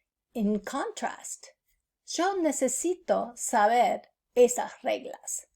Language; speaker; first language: Spanish; non-native, fluent; English